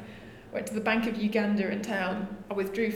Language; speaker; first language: English; native; English